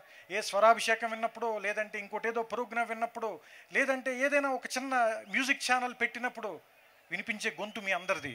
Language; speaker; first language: Telugu; native; Telugu